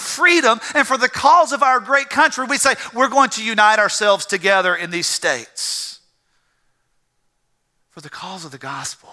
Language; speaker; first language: English; native; English